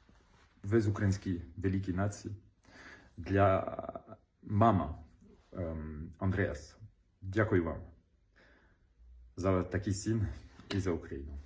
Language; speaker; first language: Ukrainian; non-native, learner; French